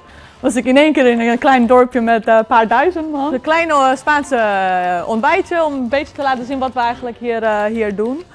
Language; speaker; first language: Dutch; early bilingual, other home language; Persian